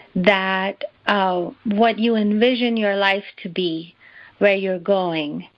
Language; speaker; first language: English; non-native, local second language; Urdu